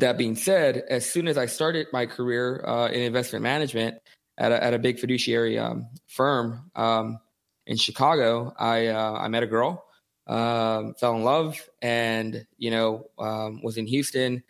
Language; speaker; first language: English; native; English